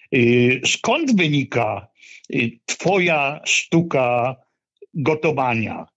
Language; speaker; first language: Polish; native; Polish